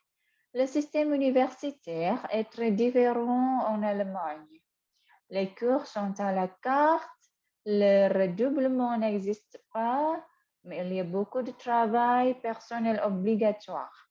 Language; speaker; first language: French; non-native, fluent; Indonesian